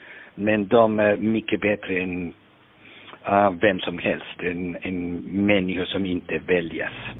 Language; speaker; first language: Swedish; non-native, fluent; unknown